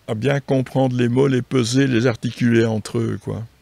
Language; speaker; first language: French; native; French